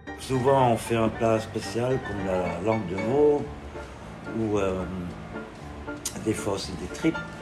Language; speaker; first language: French; non-native, local second language; German